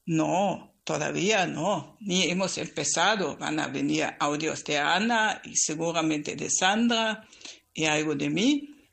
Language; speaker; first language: Spanish; non-native, fluent; German